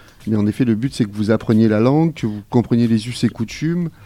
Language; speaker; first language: French; native; French